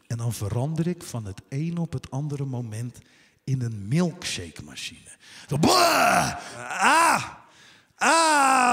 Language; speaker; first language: Dutch; native; Dutch